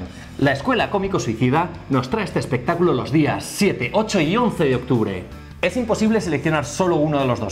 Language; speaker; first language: Spanish; native; Spanish